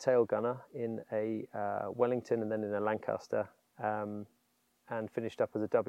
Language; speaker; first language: English; native; English